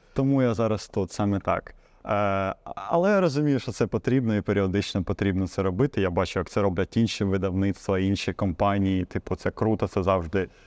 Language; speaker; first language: Ukrainian; native; Ukrainian